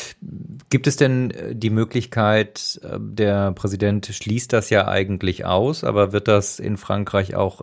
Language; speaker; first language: German; native; German